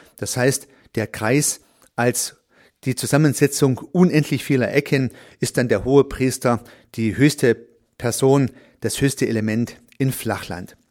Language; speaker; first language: German; native; German